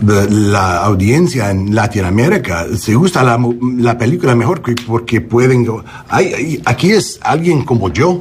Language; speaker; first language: Spanish; early bilingual, heritage; Spanish